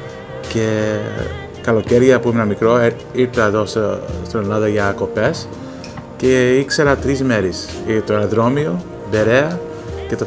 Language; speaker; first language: Greek; early bilingual, heritage; Greek